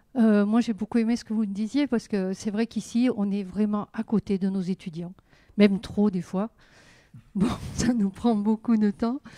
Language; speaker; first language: French; native; French